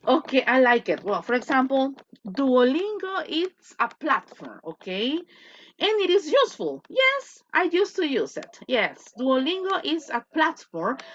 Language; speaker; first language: English; non-native, fluent; Spanish